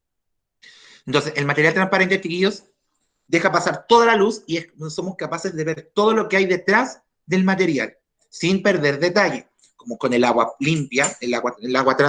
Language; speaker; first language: Spanish; native; Spanish